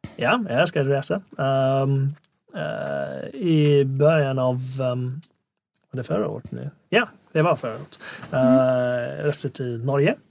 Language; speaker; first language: Swedish; non-native, fluent; English